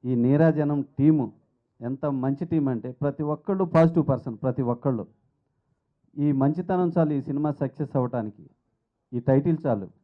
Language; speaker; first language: Telugu; native; Telugu